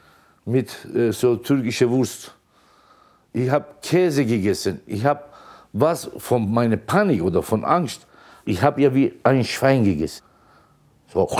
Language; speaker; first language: German; non-native, local second language; Turkish